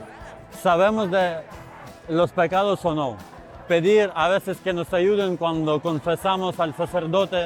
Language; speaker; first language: Spanish; non-native, fluent; Ukrainian